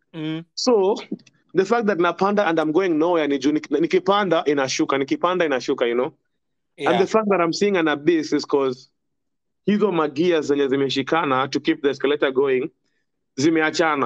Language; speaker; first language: English; non-native, local second language; Swahili